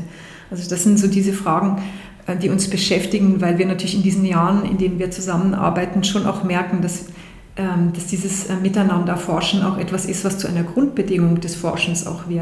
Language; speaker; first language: German; native; German